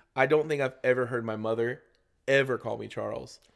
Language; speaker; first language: English; native; English